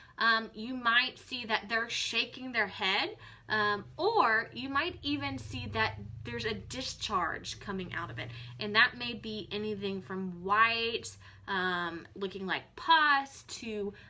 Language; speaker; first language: English; native; English